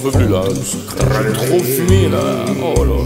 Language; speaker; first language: French; native; French